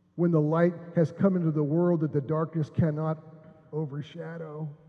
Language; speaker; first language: English; native; English